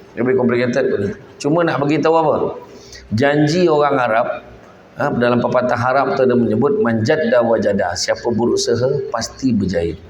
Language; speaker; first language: Malay; native; Malay